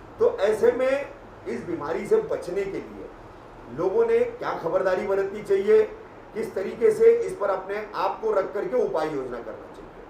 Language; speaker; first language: Hindi; native; Hindi